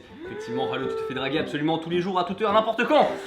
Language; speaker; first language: French; native; French